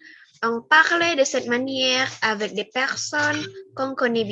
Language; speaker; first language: French; non-native, fluent; Indonesian